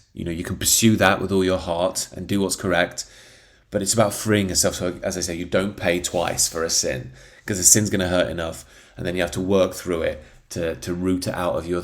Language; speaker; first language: English; native; English